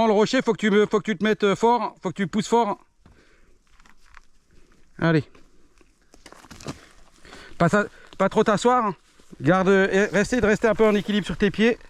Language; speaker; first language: French; native; French